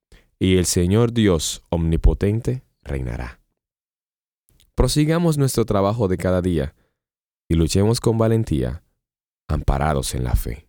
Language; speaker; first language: Spanish; native; Spanish